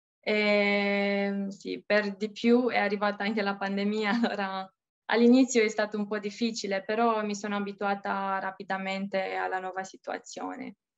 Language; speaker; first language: Italian; non-native, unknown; Romanian